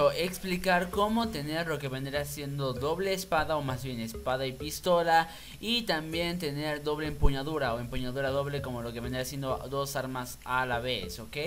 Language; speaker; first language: Spanish; native; Spanish